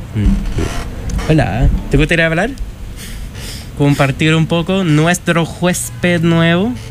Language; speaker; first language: Spanish; non-native, learner; English